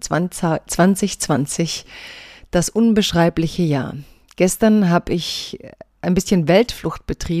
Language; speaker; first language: German; early bilingual, other home language; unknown